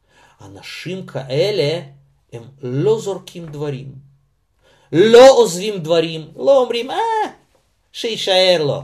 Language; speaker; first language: Hebrew; non-native, fluent; Russian